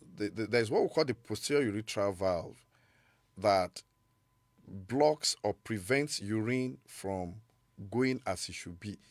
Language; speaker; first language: English; non-native, local second language; Yoruba